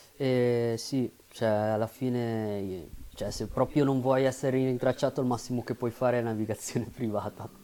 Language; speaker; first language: Italian; early bilingual, other home language; Filipino